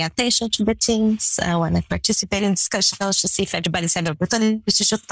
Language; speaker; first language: English; non-native, fluent; Portuguese